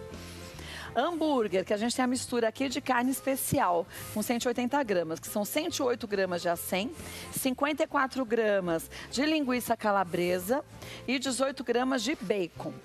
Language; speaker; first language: Portuguese; native; Portuguese